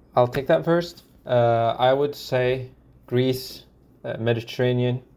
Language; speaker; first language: English; native; English